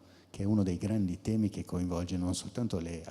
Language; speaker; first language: Italian; native; Italian